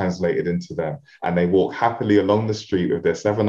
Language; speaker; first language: English; native; English